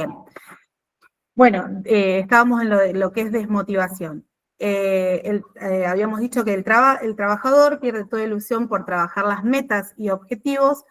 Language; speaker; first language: Spanish; native; Spanish